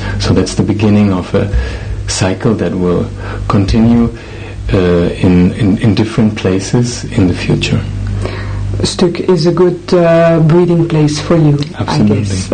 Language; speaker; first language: English; non-native, fluent; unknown